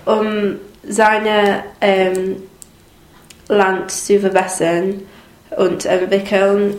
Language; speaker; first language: German; non-native, learner; English